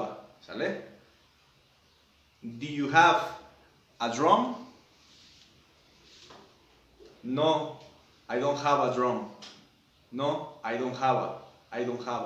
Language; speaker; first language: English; non-native, fluent; Spanish